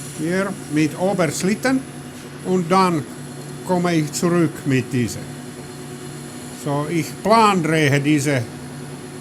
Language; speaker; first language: German; non-native, learner; Finnish